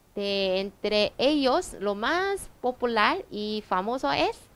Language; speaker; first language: Spanish; non-native, learner; Korean